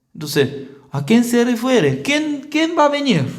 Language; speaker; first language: Spanish; non-native, fluent; Korean